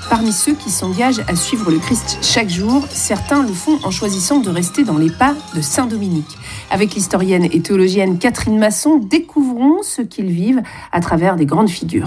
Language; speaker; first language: French; native; French